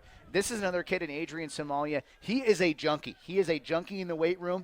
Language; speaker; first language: English; native; English